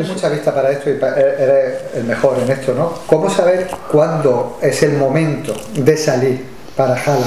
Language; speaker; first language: Spanish; native; Spanish